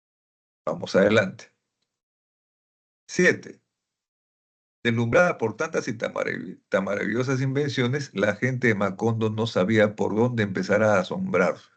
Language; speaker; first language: Spanish; native; Spanish